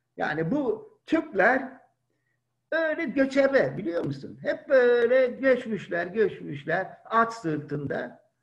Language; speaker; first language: Turkish; native; Turkish